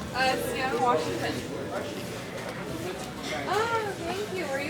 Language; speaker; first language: English; native; English